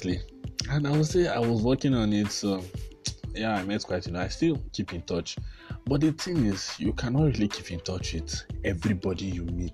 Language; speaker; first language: English; non-native, local second language; Yoruba